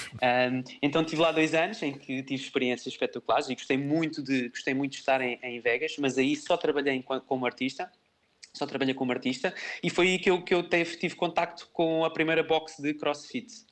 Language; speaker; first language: Portuguese; native; Portuguese